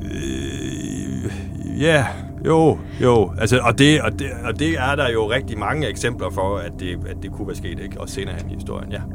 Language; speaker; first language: Danish; non-native, fluent; German